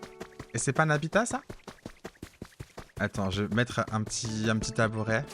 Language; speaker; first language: French; native; French